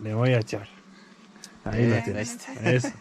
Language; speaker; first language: Spanish; non-native, learner; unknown